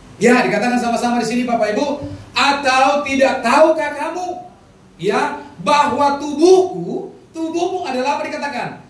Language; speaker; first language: Indonesian; non-native, local second language; Batak Toba